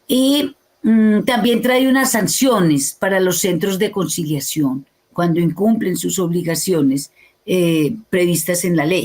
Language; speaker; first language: Spanish; native; Spanish